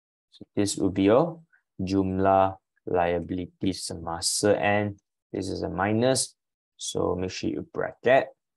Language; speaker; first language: English; non-native, local second language; Chinese